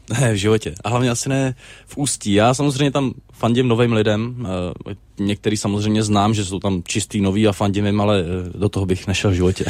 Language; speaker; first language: Czech; native; Czech